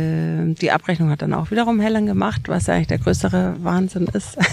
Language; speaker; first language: German; native; German